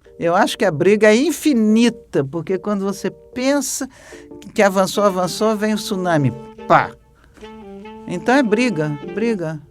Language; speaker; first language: Portuguese; native; Portuguese